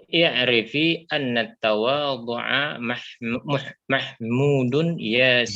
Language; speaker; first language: Arabic; non-native, learner; Indonesian